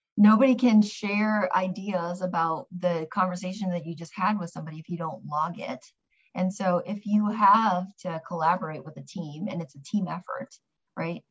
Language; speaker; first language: English; early bilingual, other home language; Korean